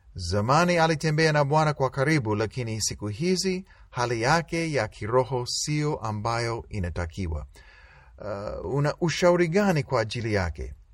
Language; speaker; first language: Swahili; native; Swahili